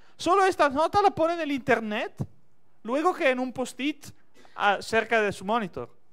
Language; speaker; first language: Spanish; non-native, fluent; Italian